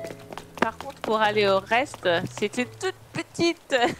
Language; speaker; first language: French; non-native, fluent; English